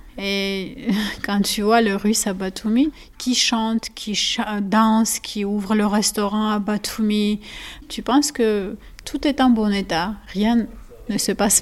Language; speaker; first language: French; non-native, learner; Georgian